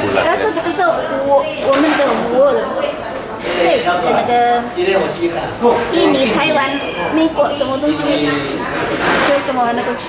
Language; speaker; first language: Chinese; non-native, learner; Indonesian